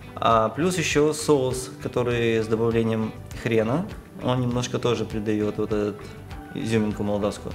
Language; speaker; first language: Russian; native; Russian